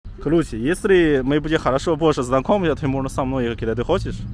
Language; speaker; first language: Russian; non-native, learner; Chinese